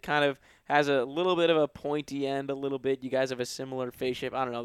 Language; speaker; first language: English; native; English